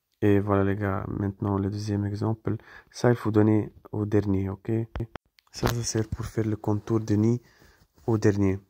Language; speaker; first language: French; non-native, fluent; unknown